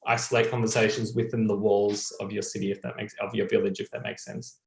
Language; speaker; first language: English; native; English